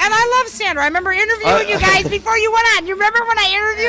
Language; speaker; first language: English; native; English